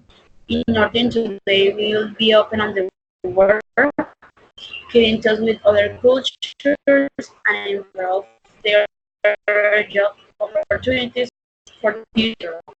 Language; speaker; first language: English; non-native, learner; Spanish